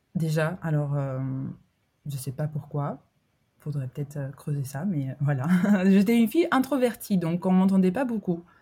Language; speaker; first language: French; early bilingual, other home language; Albanian